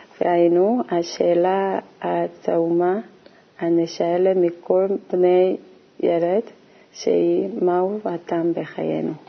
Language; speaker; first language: Hebrew; non-native, learner; Korean